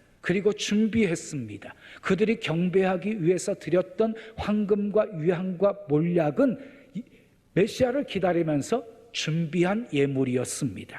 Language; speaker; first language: Korean; native; Korean